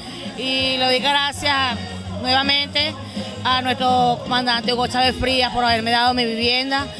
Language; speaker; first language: Spanish; native; Spanish